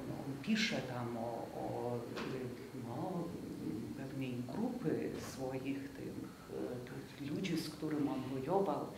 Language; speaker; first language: Polish; non-native, fluent; Lithuanian